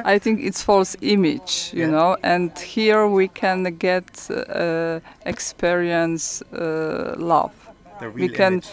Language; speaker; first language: English; non-native, learner; Polish